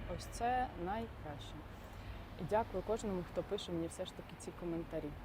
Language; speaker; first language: Ukrainian; non-native, local second language; Russian